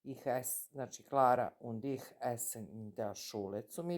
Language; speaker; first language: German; non-native, fluent; Serbian